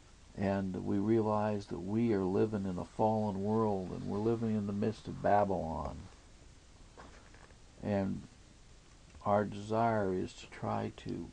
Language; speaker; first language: English; native; English